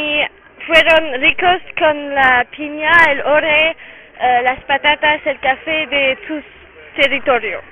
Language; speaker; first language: Spanish; non-native, learner; French